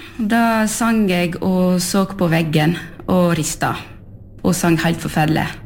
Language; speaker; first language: Norwegian; non-native, fluent; French